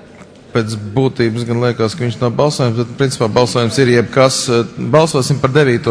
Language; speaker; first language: Latvian; native; Latvian